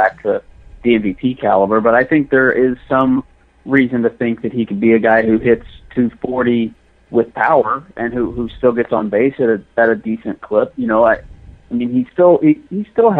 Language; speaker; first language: English; native; English